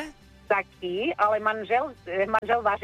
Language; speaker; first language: Czech; non-native, fluent; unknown